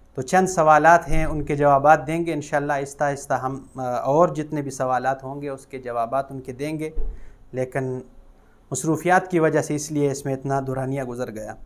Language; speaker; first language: Urdu; non-native, local second language; Pashto